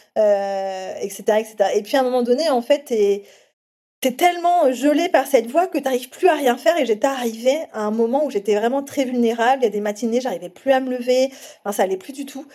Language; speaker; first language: French; native; French